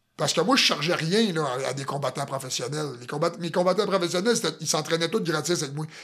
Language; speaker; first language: French; native; French